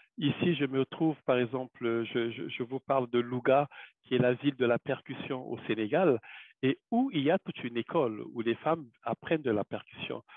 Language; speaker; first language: French; non-native, local second language; Wolof